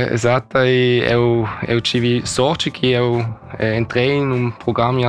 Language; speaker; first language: Portuguese; early bilingual, heritage; German